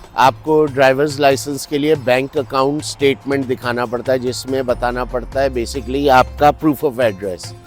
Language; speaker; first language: Urdu; native; Urdu